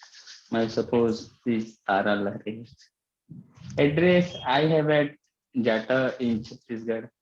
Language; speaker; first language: English; non-native, learner; Hindi